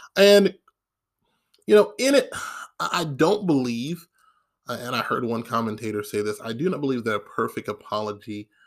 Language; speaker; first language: English; native; English